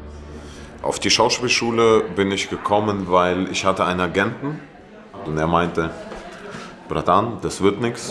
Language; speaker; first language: German; early bilingual, other home language; Russian